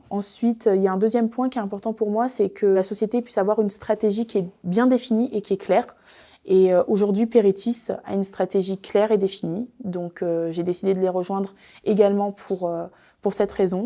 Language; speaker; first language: French; native; French